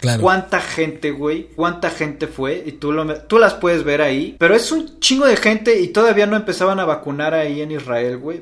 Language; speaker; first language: Spanish; native; Spanish